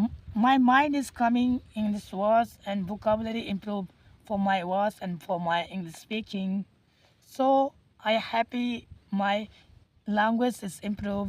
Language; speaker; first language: English; non-native, learner; Hindi